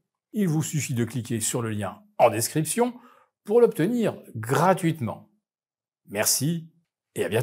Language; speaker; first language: French; native; French